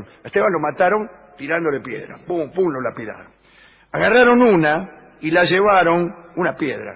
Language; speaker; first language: Spanish; native; Spanish